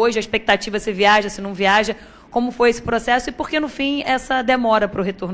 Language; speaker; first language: Portuguese; native; Portuguese